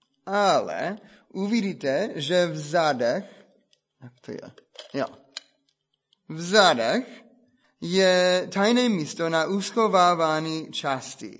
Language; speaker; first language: Czech; non-native, fluent; English